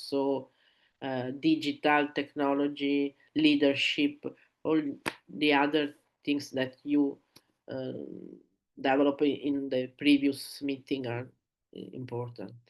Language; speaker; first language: English; non-native, learner; Italian